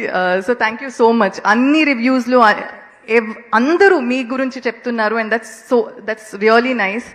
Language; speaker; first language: Telugu; non-native, local second language; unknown